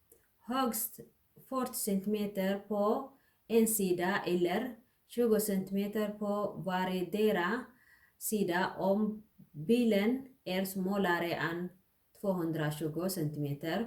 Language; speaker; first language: Swedish; non-native, learner; Tigrinya